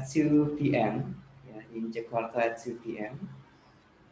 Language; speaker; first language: English; non-native, learner; Indonesian